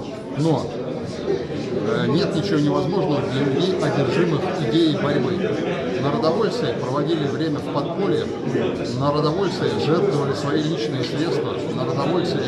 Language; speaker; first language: Russian; native; Russian